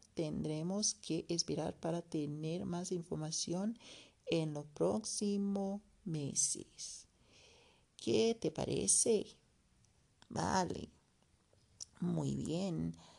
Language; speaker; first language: Spanish; non-native, learner; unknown